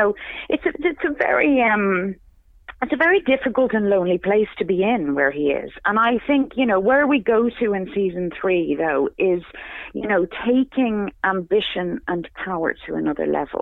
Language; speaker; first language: English; native; English